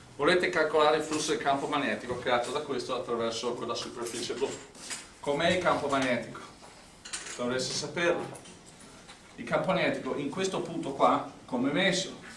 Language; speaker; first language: Italian; non-native, fluent; English